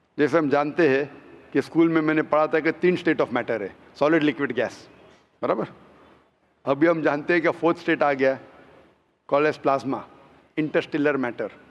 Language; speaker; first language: Hindi; non-native, local second language; Konkani